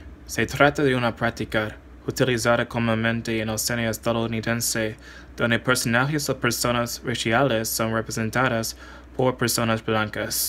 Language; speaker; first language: Spanish; non-native, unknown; English